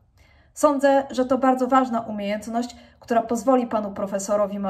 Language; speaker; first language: Polish; native; Polish